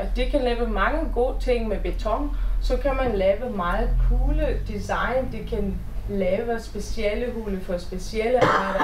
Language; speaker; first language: Danish; non-native, fluent; German